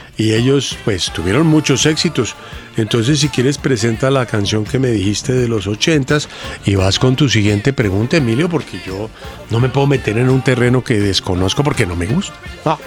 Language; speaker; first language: Spanish; native; Spanish